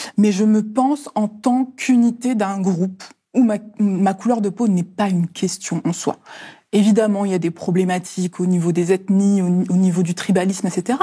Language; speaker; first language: French; early bilingual, other home language; Lingala